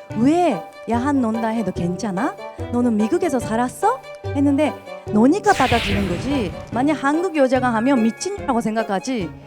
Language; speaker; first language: Korean; non-native, fluent; Japanese